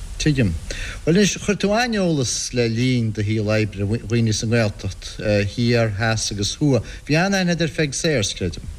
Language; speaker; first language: Irish; native; Irish